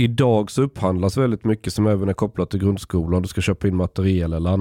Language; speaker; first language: Swedish; native; Swedish